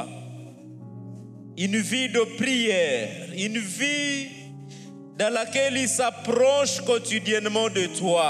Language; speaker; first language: French; non-native, local second language; Swahili